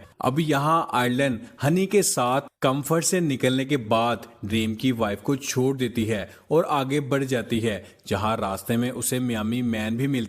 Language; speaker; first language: Hindi; native; Hindi